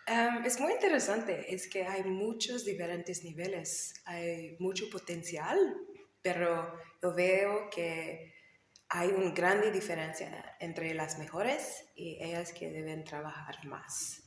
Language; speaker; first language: Spanish; non-native, learner; English